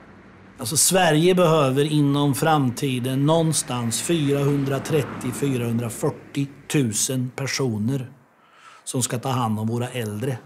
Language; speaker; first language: Swedish; native; Swedish